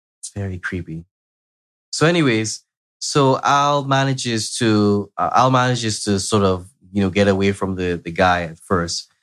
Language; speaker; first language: English; native; English